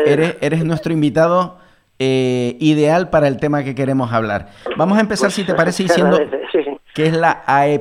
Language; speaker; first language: Spanish; native; Spanish